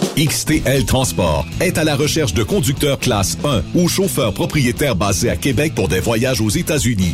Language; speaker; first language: French; native; French